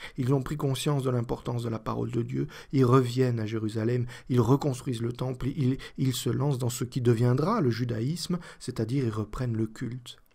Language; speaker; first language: French; native; French